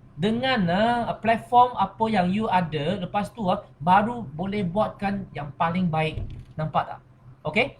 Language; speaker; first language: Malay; non-native, local second language; Chinese